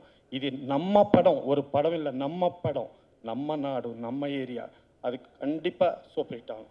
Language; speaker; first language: Tamil; non-native, learner; Telugu